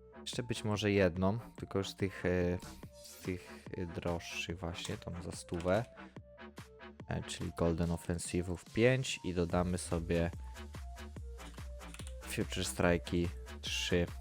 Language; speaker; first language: Polish; native; Polish